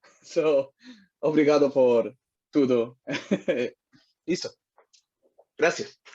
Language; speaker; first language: Portuguese; non-native, learner; Spanish